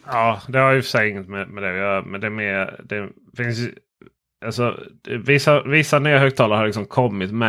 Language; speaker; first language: Swedish; native; Swedish